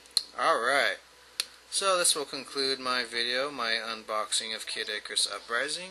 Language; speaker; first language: English; native; English